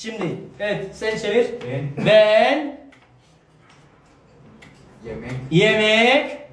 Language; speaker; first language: Turkish; non-native, fluent; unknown